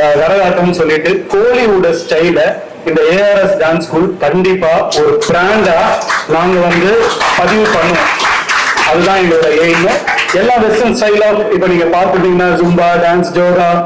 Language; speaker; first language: Tamil; native; Tamil